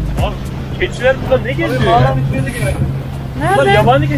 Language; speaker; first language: Turkish; native; Turkish